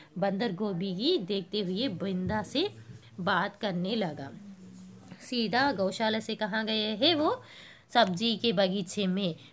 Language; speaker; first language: Hindi; non-native, local second language; Telugu